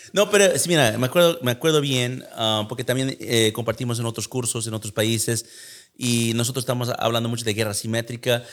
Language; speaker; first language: Spanish; early bilingual, heritage; Spanish